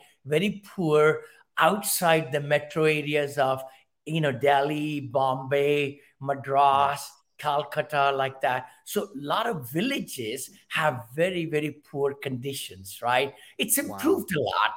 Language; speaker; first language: English; non-native, local second language; Hindi